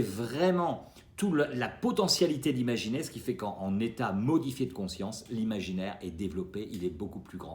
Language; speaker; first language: French; native; French